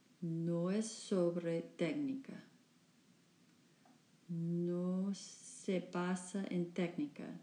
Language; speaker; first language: Spanish; non-native, learner; English